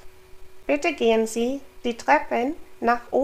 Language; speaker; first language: German; non-native, fluent; English